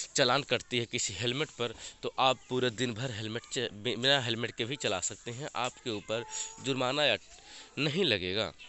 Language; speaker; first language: Hindi; native; Hindi